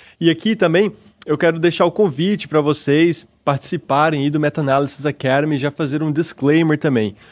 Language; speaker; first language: Portuguese; native; Portuguese